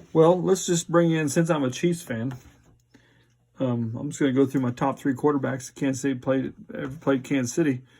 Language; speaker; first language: English; native; English